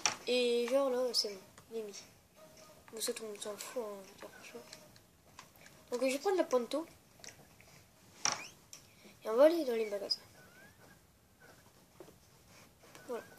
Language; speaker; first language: French; native; French